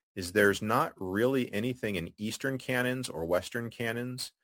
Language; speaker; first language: English; native; English